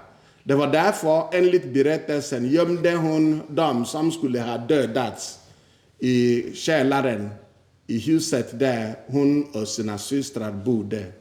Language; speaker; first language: Swedish; non-native, fluent; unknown